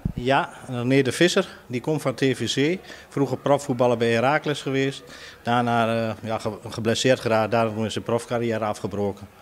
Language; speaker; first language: Dutch; native; Dutch